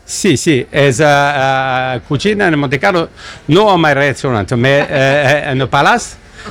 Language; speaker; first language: Italian; non-native, learner; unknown